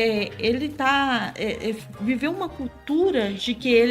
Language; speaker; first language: Portuguese; native; Portuguese